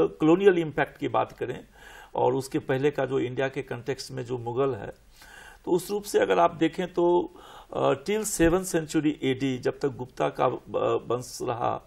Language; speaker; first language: Hindi; native; Hindi